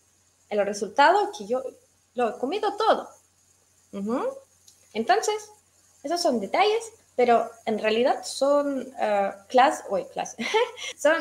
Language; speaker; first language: Spanish; non-native, fluent; Russian